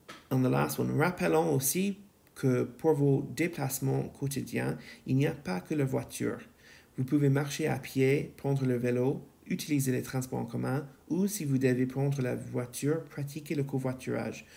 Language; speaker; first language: French; non-native, fluent; English